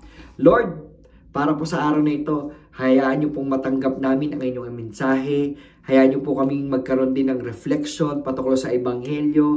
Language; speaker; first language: Filipino; native; Filipino